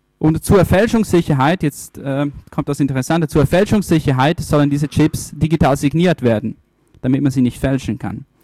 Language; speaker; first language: German; early bilingual, other home language; Italian